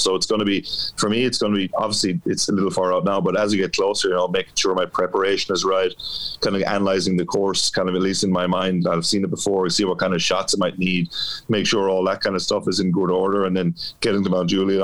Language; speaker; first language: English; native; English